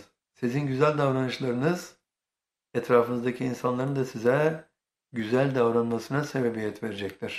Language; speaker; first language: Turkish; native; Turkish